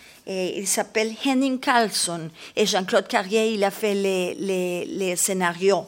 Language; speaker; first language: French; non-native, learner; Spanish